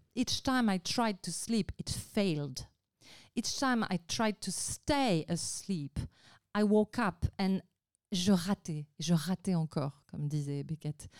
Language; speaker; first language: English; non-native, fluent; French